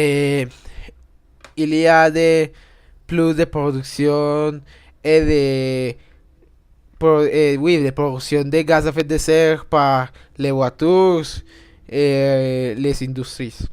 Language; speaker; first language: French; non-native, learner; Spanish